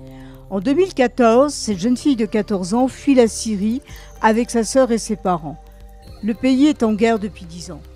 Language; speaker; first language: French; native; French